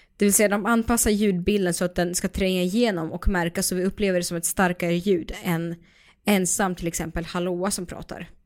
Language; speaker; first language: Swedish; early bilingual, other home language; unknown